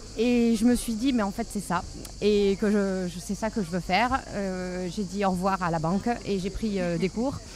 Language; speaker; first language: French; native; French